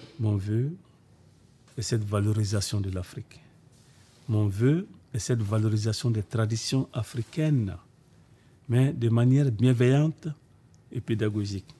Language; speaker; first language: French; non-native, local second language; Bambara